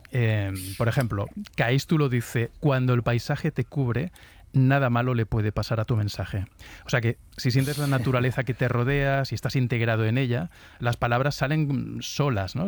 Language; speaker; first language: Spanish; native; Spanish